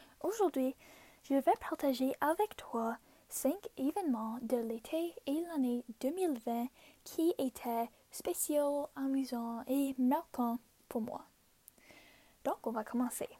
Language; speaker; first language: French; non-native, local second language; English